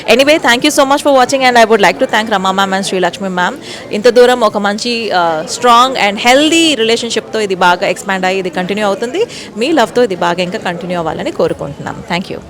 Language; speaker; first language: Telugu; native; Telugu